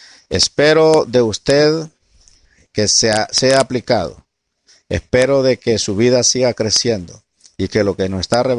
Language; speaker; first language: Spanish; native; Spanish